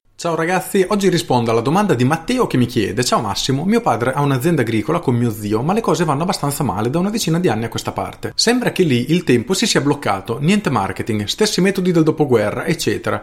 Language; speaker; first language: Italian; native; Italian